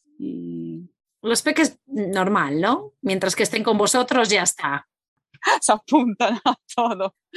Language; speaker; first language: Spanish; non-native, fluent; Italian